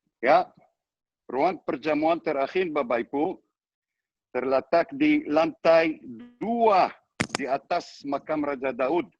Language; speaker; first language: Indonesian; non-native, learner; Hebrew